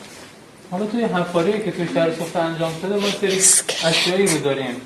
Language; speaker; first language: Persian; native; Persian